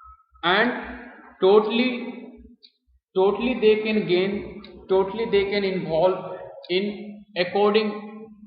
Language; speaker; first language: English; non-native, local second language; Hindi